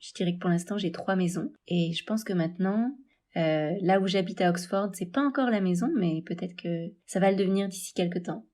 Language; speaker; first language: French; native; French